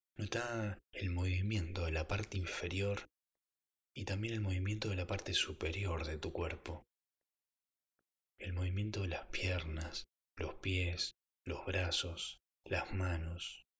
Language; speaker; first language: Spanish; native; Spanish